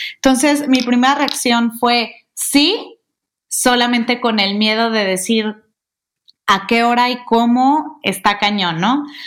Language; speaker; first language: Spanish; native; Spanish